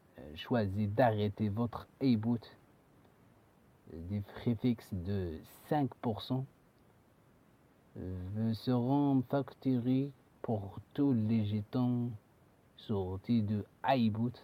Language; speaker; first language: French; non-native, learner; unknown